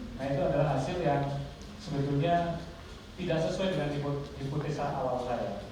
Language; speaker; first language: Indonesian; native; Indonesian